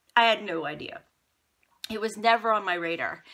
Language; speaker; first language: English; native; English